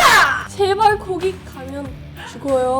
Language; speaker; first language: Korean; non-native, fluent; English